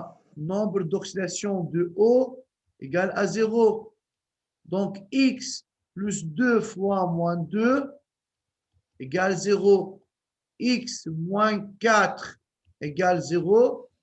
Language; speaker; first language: French; non-native, local second language; Arabic